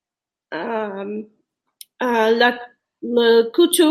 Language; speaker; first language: French; non-native, learner; English